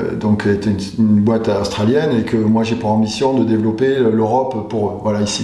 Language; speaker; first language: French; native; French